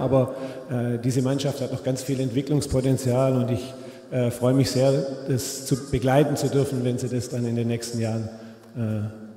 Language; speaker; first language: German; native; German